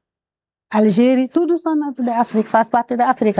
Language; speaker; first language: Portuguese; non-native, learner; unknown